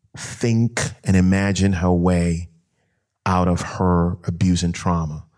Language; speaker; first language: English; non-native, local second language; Akan